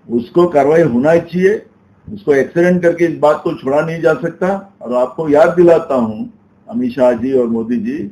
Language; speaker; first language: Hindi; non-native, local second language; Marathi